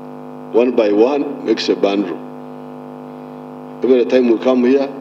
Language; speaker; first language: English; non-native, local second language; Nyankole